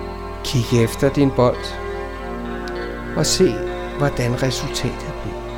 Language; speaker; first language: Danish; native; Danish